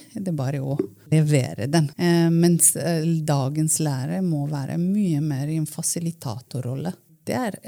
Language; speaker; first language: Norwegian; non-native, fluent; Romanian